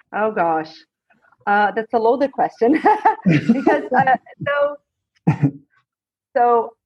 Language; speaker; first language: English; non-native, fluent; Portuguese